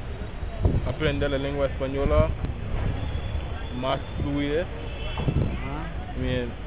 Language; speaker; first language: Spanish; non-native, learner; English